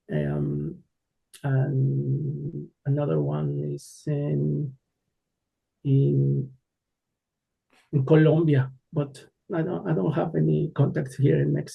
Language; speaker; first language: English; non-native, learner; Spanish